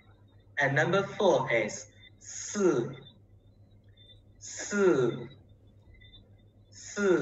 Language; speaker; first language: English; non-native, learner; Chinese